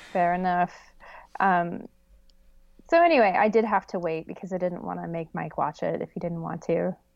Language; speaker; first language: English; native; English